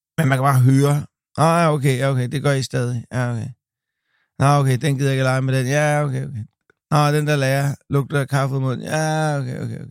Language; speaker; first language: Danish; native; Danish